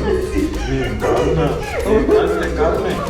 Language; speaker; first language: Spanish; non-native, learner; English